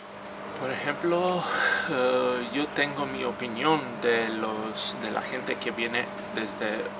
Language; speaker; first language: Spanish; non-native, fluent; Croatian